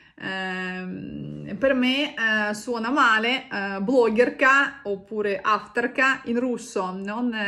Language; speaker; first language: Italian; non-native, fluent; Russian